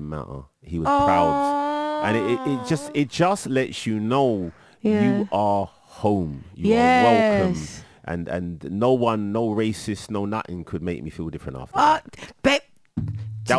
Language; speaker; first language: English; native; English